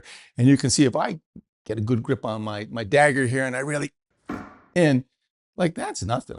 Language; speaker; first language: English; native; English